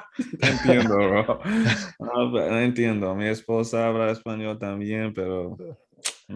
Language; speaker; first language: Spanish; non-native, fluent; English